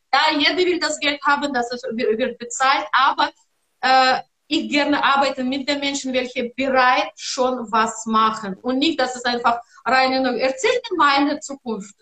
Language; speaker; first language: German; non-native, learner; Russian